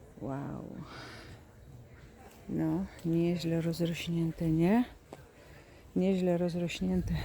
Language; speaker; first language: Polish; native; Polish